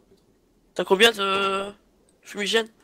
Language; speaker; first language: French; native; French